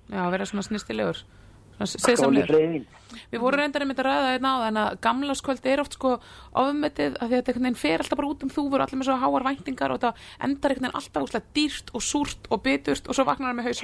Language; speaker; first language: Icelandic; native; Icelandic